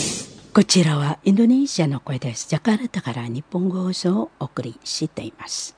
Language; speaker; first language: Japanese; non-native, learner; Indonesian